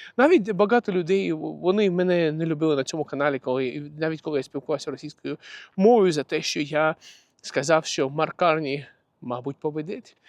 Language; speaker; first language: Ukrainian; non-native, local second language; Russian